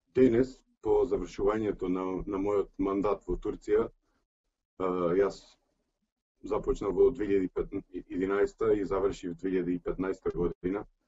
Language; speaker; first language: Macedonian; early bilingual, heritage; Macedonian